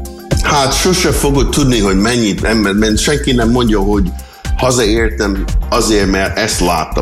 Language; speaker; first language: Hungarian; early bilingual, heritage; English